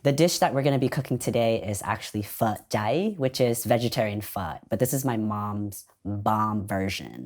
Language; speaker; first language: English; early bilingual, other home language; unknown